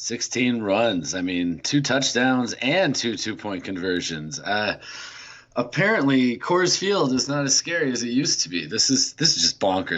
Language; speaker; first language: English; native; English